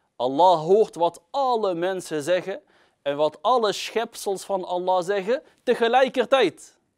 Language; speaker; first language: Dutch; early bilingual, other home language; Arabic